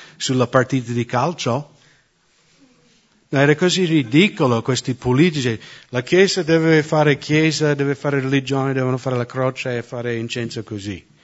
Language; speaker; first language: Italian; non-native, fluent; English